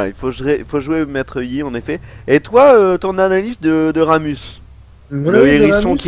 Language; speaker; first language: French; native; French